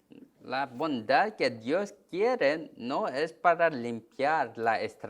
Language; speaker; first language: Spanish; non-native, learner; Korean